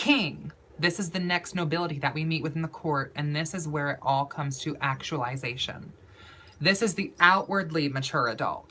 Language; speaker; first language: English; native; English